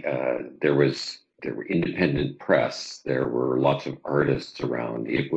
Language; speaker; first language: English; native; English